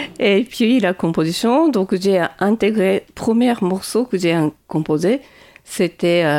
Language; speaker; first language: French; non-native, fluent; Japanese